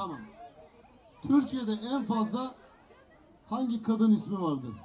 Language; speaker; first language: Turkish; native; Turkish